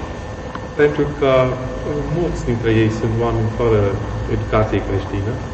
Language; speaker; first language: Romanian; non-native, fluent; English